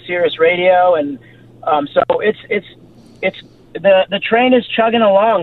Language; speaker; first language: English; native; English